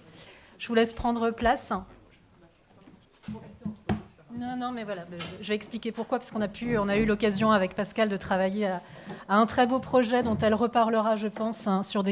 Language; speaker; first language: French; native; French